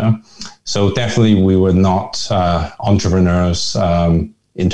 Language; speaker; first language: English; early bilingual, other home language; Hakka Chinese